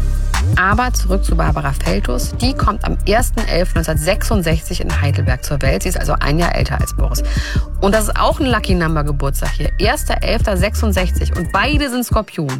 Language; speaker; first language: German; native; German